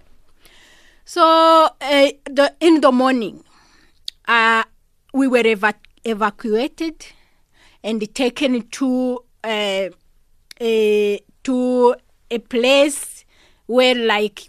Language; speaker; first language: English; non-native, local second language; Kinyarwanda